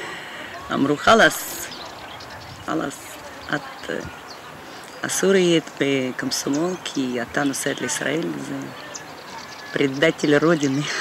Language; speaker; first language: Hebrew; non-native, learner; Russian